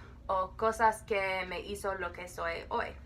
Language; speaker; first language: Spanish; non-native, learner; English